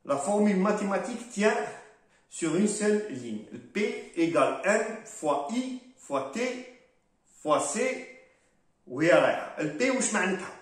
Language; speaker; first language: French; non-native, local second language; Arabic